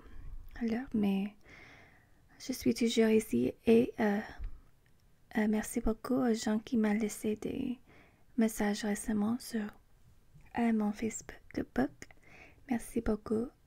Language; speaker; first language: French; non-native, learner; English